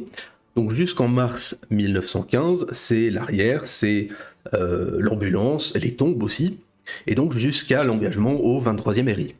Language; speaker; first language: French; native; French